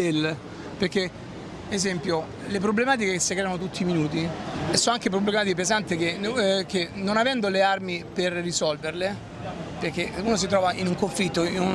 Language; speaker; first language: Italian; native; Italian